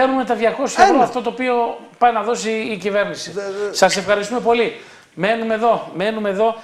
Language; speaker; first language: Greek; native; Greek